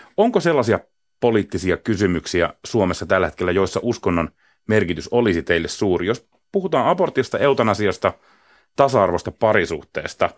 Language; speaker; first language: Finnish; native; Finnish